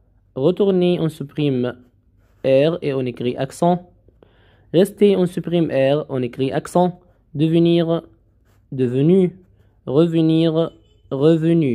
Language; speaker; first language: French; non-native, learner; Arabic